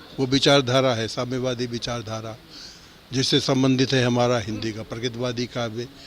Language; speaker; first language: Hindi; native; Hindi